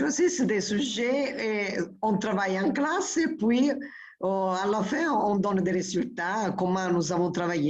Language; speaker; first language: French; non-native, fluent; Italian